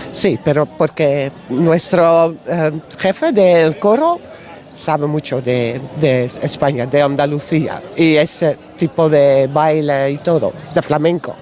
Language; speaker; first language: Spanish; non-native, learner; Dutch